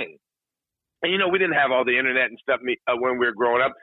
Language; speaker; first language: English; native; English